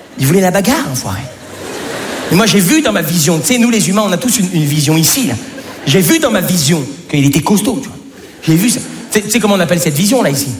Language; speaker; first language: French; native; French